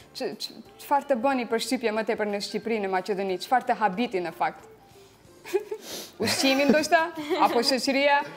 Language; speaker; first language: Albanian; native; Albanian